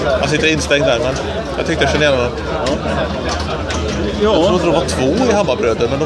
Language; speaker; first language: Swedish; native; Swedish